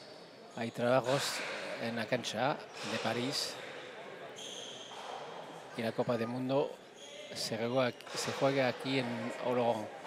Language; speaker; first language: Spanish; non-native, fluent; French